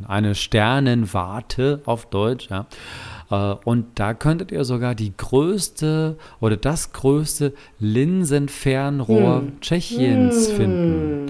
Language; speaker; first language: German; native; German